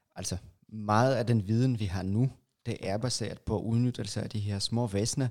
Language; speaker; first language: Danish; non-native, fluent; Russian